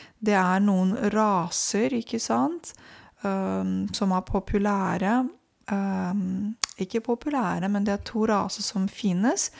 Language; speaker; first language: Norwegian; non-native, fluent; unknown